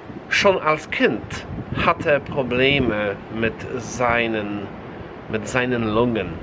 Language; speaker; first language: German; non-native, fluent; Polish